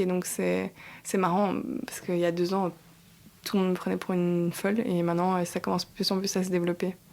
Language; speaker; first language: French; native; French